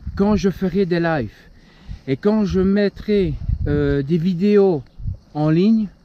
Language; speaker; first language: French; native; French